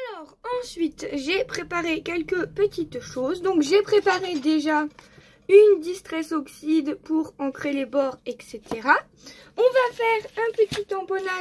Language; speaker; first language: French; native; French